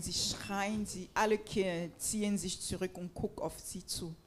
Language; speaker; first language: German; non-native, fluent; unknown